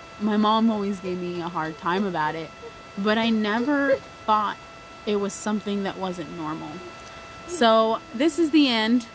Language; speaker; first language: English; native; English